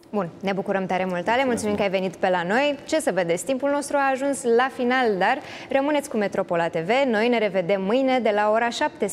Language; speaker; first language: Romanian; native; Romanian